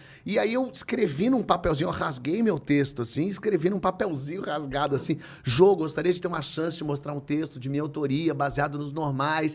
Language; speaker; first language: Portuguese; native; Portuguese